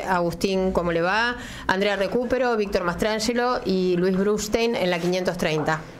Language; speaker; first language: Spanish; native; Spanish